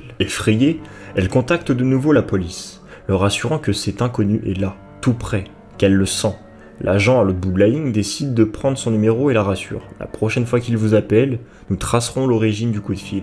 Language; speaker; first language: French; native; French